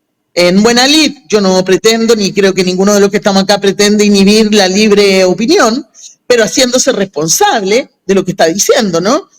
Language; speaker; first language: Spanish; native; Spanish